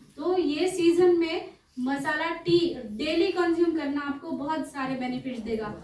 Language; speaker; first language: Hindi; non-native, local second language; Marathi